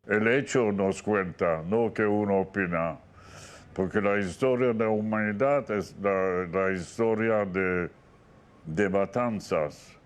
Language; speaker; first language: Spanish; non-native, fluent; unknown